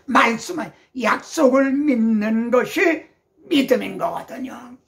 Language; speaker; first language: Korean; native; Korean